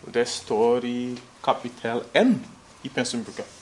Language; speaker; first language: Norwegian; non-native, fluent; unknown